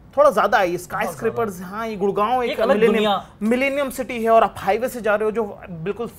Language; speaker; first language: Hindi; native; Hindi